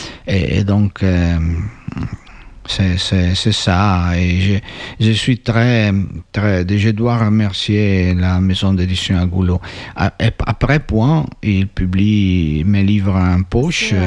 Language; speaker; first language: French; non-native, learner; Italian